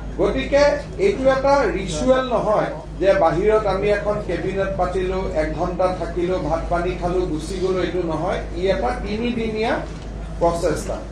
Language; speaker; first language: Assamese; native; Assamese